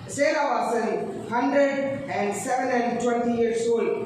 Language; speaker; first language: English; non-native, local second language; Telugu